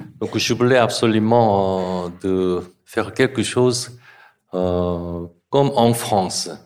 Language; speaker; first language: French; non-native, fluent; Korean